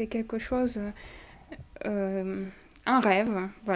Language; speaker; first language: French; non-native, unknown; Russian